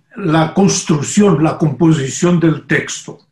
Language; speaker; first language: Spanish; non-native, fluent; Portuguese